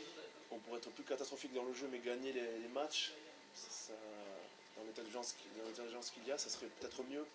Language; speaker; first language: French; native; French